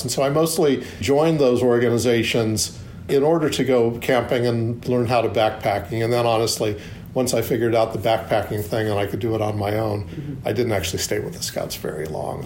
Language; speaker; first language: English; native; English